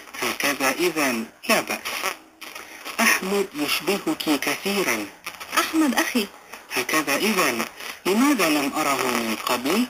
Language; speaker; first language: Arabic; non-native, fluent; Malay